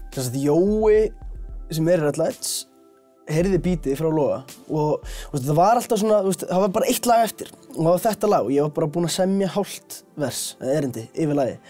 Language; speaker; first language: Icelandic; native; Icelandic